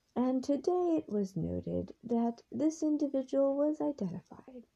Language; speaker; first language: English; early bilingual, other home language; Spanish